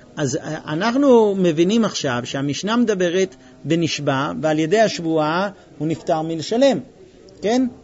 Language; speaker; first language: Hebrew; non-native, fluent; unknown